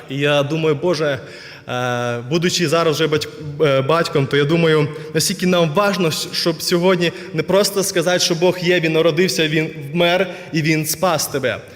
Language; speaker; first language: Ukrainian; non-native, local second language; Russian